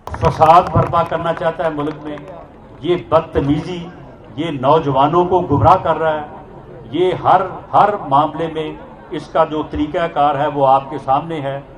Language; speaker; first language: Urdu; non-native, local second language; Punjabi